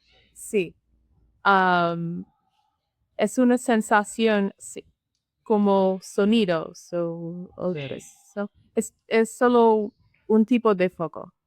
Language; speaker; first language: Spanish; non-native, learner; English